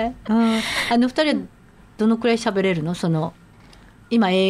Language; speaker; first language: Japanese; native; Japanese